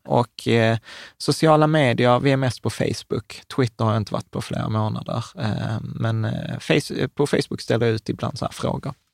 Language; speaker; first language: Swedish; early bilingual, other home language; Czech